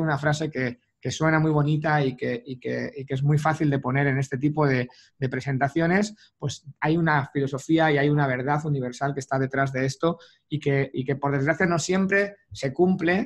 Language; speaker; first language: Spanish; native; Spanish